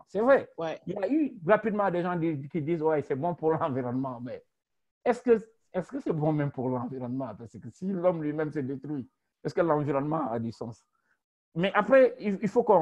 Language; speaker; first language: French; non-native, local second language; Wolof